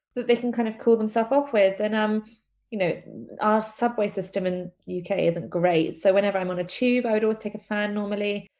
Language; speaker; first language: English; native; English